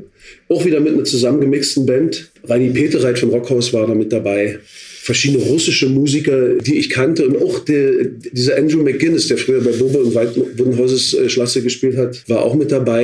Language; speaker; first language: German; native; German